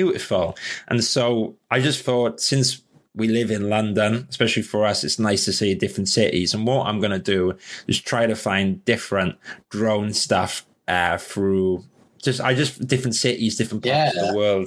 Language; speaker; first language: English; native; English